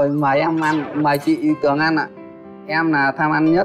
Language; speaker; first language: Vietnamese; native; Vietnamese